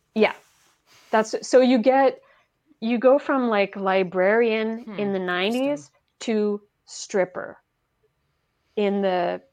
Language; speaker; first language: English; non-native, fluent; French